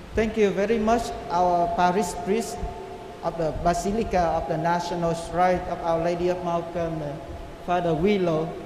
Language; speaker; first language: English; non-native, fluent; Vietnamese